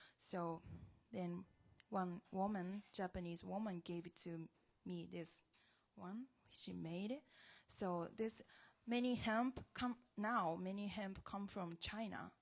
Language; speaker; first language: English; non-native, learner; Japanese